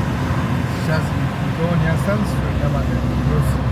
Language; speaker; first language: Russian; non-native, local second language; Uzbek